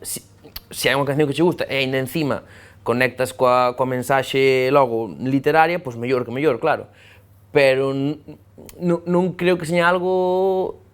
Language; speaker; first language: Galician; native; Galician